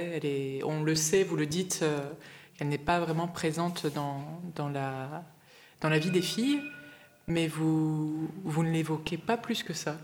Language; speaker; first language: French; native; French